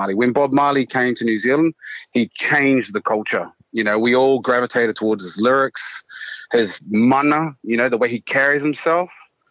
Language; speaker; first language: English; native; English